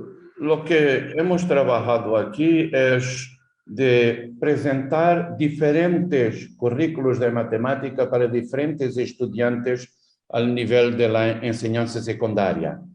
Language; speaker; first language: Spanish; non-native, fluent; Portuguese